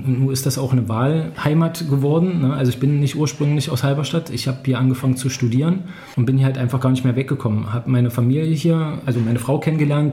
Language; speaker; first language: German; native; German